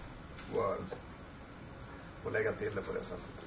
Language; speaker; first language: Swedish; native; Swedish